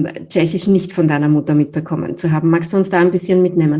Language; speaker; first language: German; native; German